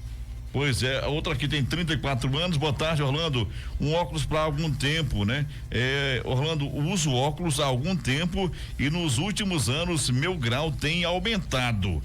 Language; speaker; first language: Portuguese; native; Portuguese